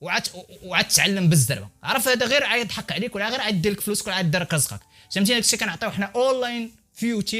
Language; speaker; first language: Arabic; native; Arabic